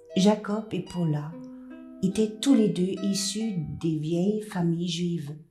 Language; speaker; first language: French; non-native, fluent; German